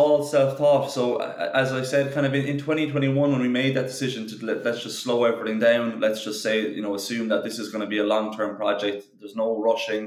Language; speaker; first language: English; native; English